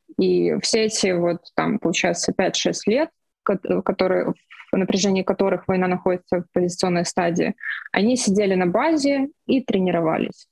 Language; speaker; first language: Russian; non-native, local second language; Ukrainian